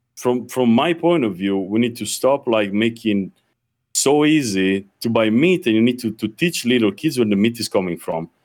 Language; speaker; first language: English; non-native, fluent; Italian